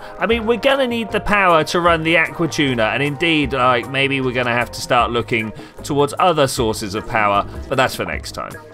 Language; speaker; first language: English; native; English